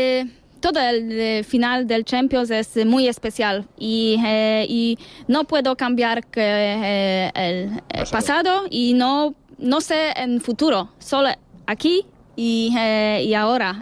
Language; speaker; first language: Spanish; non-native, learner; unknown